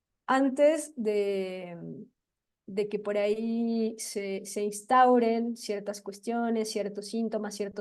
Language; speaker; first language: Spanish; native; Spanish